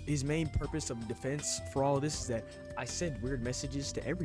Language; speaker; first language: English; native; English